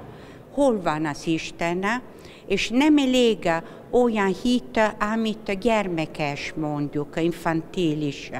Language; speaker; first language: Hungarian; non-native, learner; Italian